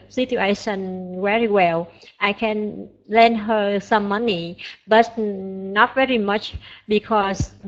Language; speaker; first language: English; non-native, learner; Vietnamese